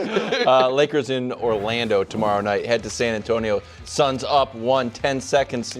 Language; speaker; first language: English; native; English